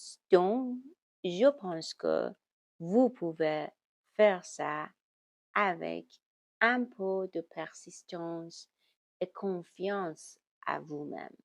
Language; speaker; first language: French; non-native, learner; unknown